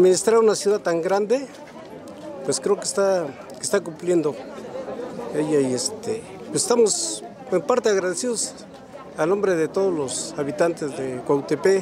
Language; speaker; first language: Spanish; native; Spanish